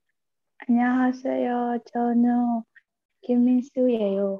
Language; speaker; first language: Korean; non-native, learner; Thai